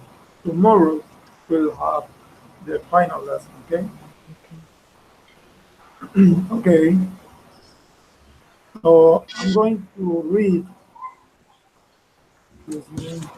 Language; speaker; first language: English; non-native, fluent; Spanish